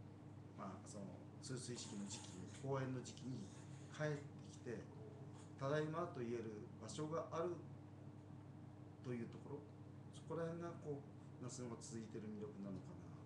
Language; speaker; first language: Japanese; native; Japanese